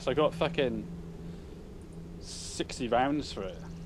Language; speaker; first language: English; native; English